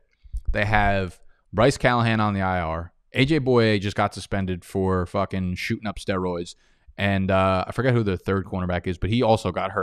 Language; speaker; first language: English; native; English